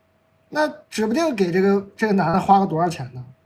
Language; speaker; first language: Chinese; native; Chinese